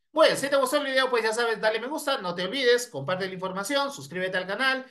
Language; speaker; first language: Spanish; native; Spanish